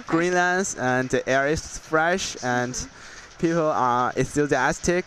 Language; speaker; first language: English; non-native, learner; Chinese